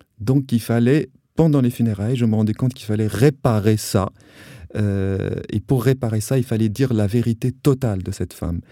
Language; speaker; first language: French; non-native, local second language; Arabic